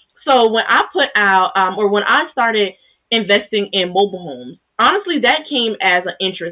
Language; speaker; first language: English; native; English